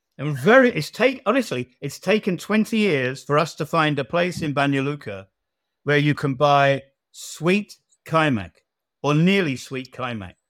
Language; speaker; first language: English; native; English